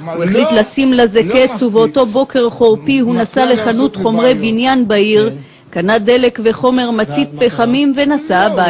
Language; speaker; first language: Hebrew; native; Hebrew